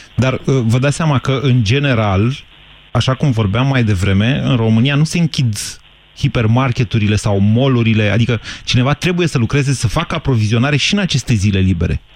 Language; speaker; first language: Romanian; native; Romanian